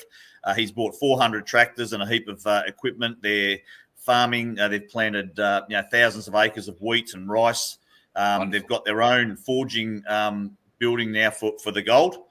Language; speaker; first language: English; native; English